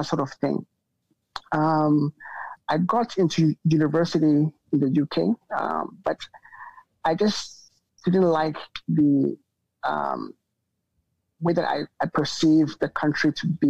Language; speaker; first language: English; non-native, local second language; Akan